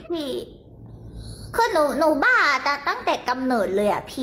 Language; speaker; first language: Thai; early bilingual, other home language; Korean